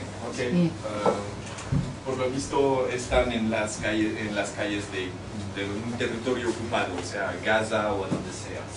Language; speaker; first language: Spanish; non-native, fluent; French